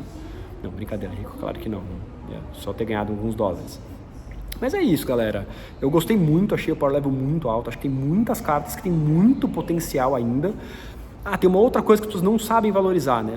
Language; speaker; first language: Portuguese; native; Portuguese